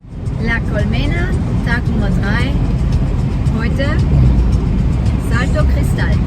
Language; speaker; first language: German; native; German